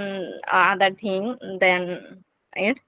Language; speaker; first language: English; non-native, learner; Bangla